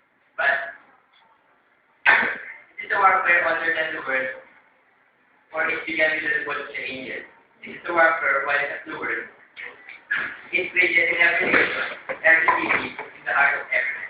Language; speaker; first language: English; non-native, learner; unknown